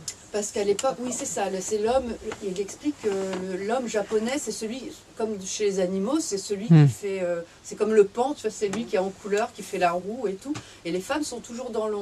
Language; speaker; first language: French; native; French